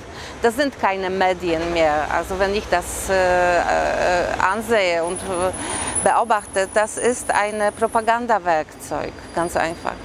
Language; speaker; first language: German; non-native, fluent; Polish